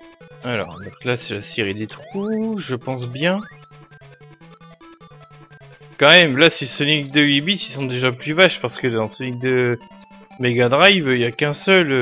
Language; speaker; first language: French; native; French